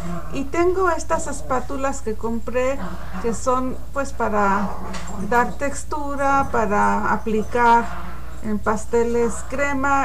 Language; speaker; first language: Spanish; native; Spanish